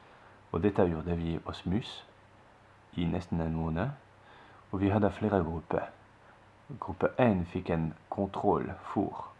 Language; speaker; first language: Norwegian; non-native, fluent; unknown